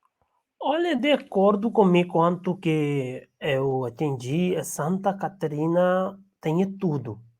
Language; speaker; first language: Portuguese; non-native, learner; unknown